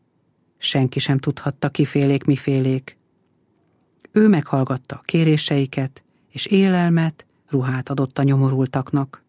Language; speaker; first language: Hungarian; native; Hungarian